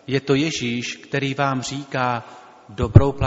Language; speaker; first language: Czech; native; Czech